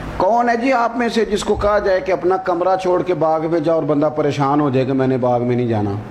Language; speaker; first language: Urdu; non-native, local second language; Punjabi